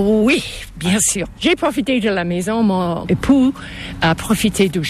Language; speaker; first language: French; non-native, fluent; English